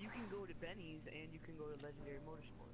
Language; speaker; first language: English; native; English